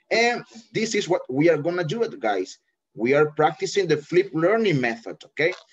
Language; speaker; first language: English; non-native, fluent; Spanish